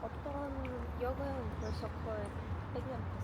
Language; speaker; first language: Korean; non-native, learner; Russian